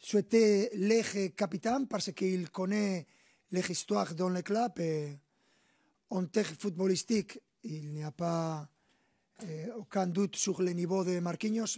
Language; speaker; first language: French; non-native, fluent; Spanish